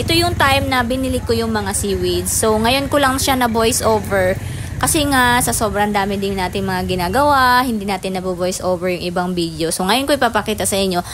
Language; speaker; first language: Filipino; non-native, local second language; Cebuano